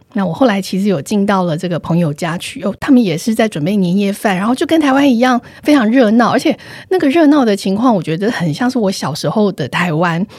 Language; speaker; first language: Chinese; native; Chinese